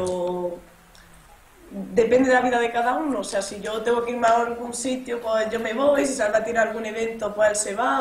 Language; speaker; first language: Spanish; native; Spanish